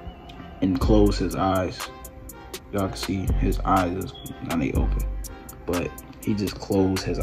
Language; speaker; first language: English; native; English